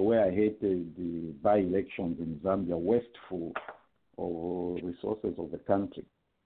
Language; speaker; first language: English; non-native, local second language; Bemba